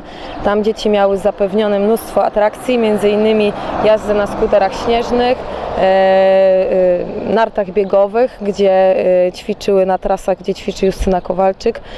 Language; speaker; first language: Polish; native; Polish